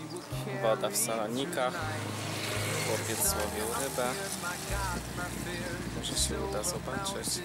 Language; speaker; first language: Polish; native; Polish